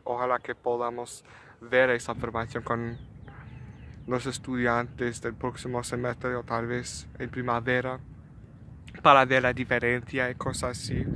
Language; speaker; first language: Spanish; non-native, learner; English